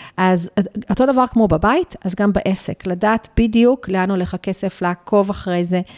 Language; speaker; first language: Hebrew; early bilingual, other home language; Spanish